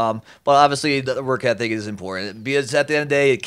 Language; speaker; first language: English; native; English